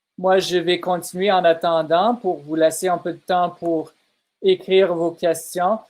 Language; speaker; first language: French; non-native, fluent; English